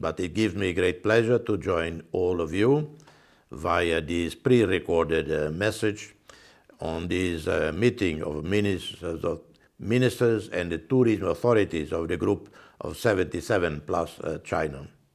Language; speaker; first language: English; non-native, fluent; Portuguese